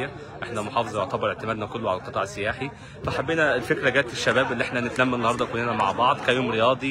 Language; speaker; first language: Arabic; native; Arabic